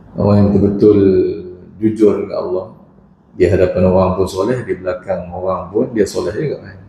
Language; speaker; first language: Malay; native; Malay